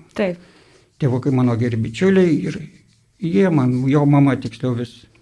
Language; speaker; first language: Lithuanian; native; Lithuanian